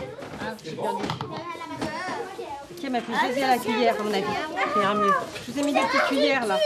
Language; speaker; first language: French; native; French